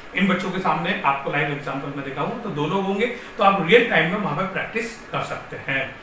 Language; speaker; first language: Hindi; native; Hindi